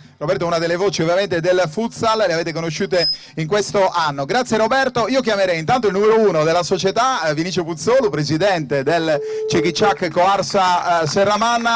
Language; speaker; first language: Italian; native; Italian